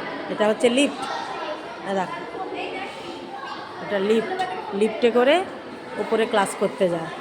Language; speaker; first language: Bangla; native; Bangla